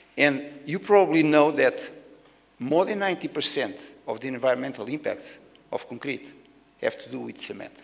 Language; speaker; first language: English; non-native, fluent; Portuguese